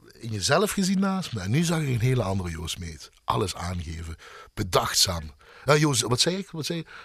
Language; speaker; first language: Dutch; native; Dutch